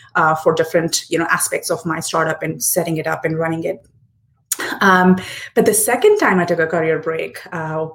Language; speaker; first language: English; non-native, local second language; Hindi